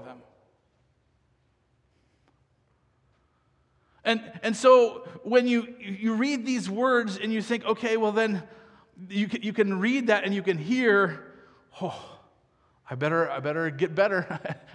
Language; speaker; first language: English; native; English